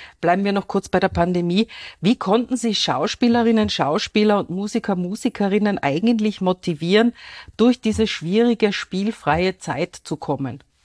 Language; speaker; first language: German; native; German